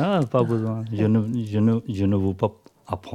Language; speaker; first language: French; non-native, learner; Tibetan